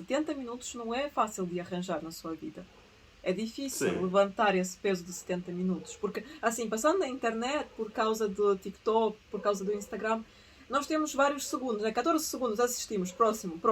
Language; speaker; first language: Portuguese; early bilingual, other home language; Russian